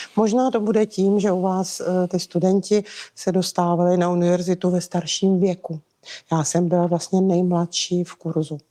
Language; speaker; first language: Czech; non-native, fluent; Russian